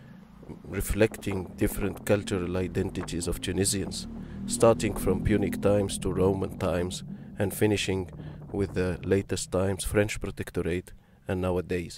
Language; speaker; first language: English; non-native, fluent; Arabic